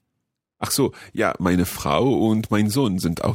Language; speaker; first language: German; non-native, learner; English